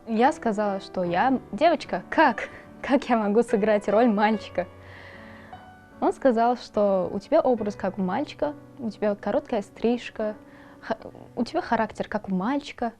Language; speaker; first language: Russian; non-native, local second language; Tajik